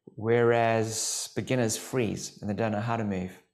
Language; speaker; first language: English; native; English